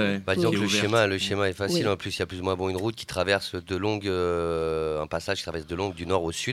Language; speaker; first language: French; native; French